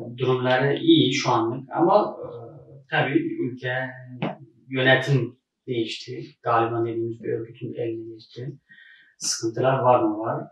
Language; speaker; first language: Turkish; non-native, fluent; Uzbek